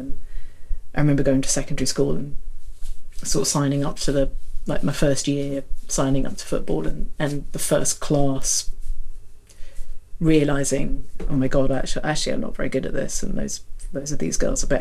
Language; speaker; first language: English; native; English